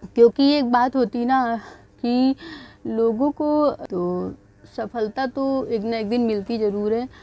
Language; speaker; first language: Hindi; native; Hindi